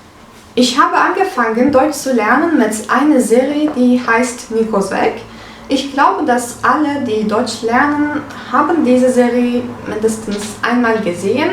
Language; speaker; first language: German; non-native, fluent; Turkish